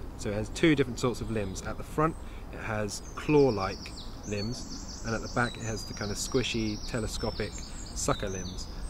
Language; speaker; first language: English; native; English